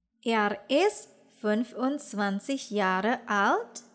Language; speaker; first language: German; non-native, fluent; Indonesian